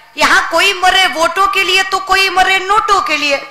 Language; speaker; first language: Hindi; non-native, local second language; Marathi